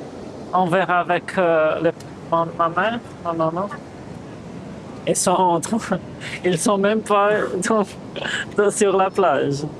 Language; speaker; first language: French; non-native, fluent; Portuguese